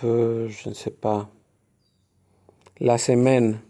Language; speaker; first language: French; non-native, fluent; Spanish